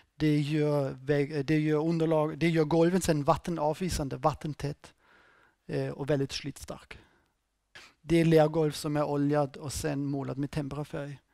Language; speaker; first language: Swedish; non-native, fluent; German